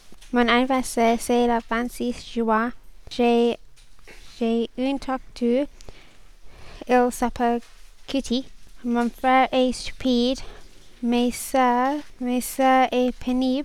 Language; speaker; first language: French; non-native, learner; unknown